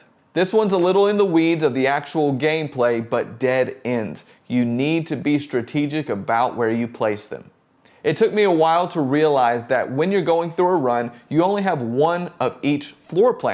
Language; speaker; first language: English; native; English